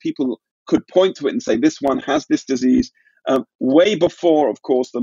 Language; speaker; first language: English; native; English